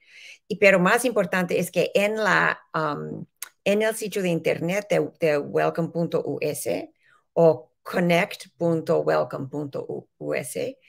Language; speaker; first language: Spanish; early bilingual, heritage; Spanish